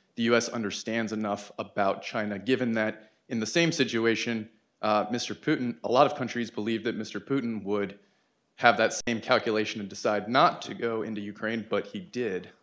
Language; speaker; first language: English; native; English